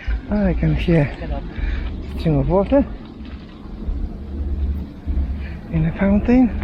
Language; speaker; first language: English; non-native, fluent; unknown